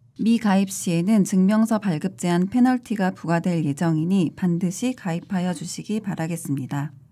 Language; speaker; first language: Korean; native; Korean